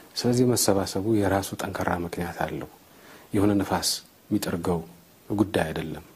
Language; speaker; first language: Amharic; non-native, local second language; Tigrinya